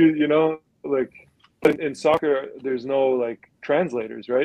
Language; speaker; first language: English; non-native, fluent; German